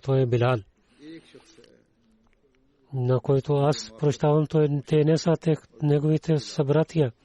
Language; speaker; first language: Bulgarian; non-native, learner; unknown